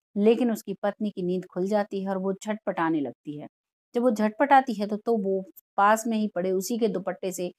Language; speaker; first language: Hindi; native; Hindi